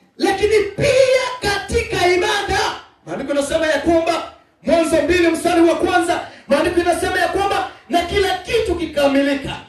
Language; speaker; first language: Swahili; non-native, local second language; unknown